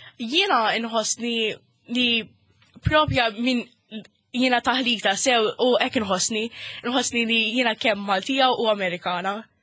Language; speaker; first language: Maltese; early bilingual, other home language; English